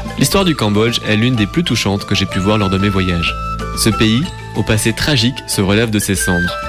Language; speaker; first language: French; native; French